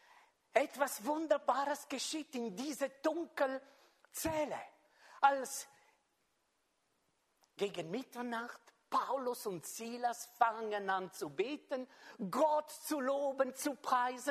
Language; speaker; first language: German; non-native, fluent; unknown